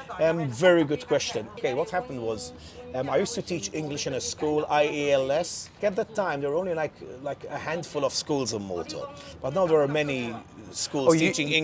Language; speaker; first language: English; non-native, local second language; Maltese